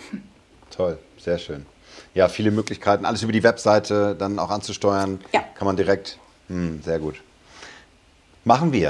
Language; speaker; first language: German; native; German